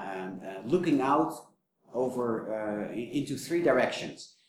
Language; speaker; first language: English; non-native, fluent; Dutch